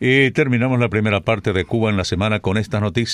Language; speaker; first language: Spanish; native; Spanish